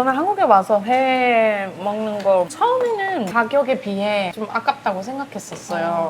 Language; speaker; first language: Korean; non-native, fluent; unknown